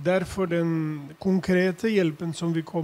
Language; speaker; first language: Norwegian; non-native, fluent; Albanian